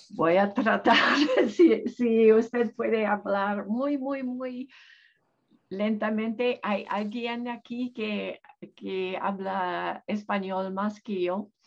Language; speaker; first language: Spanish; non-native, learner; English